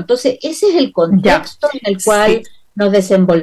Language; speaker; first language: Spanish; native; Spanish